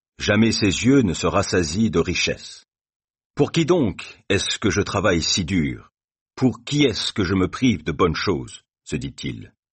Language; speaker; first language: French; native; French